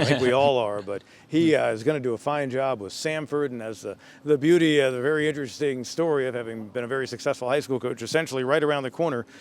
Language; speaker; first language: English; native; English